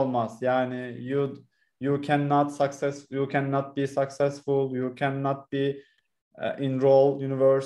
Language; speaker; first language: English; non-native, learner; Turkish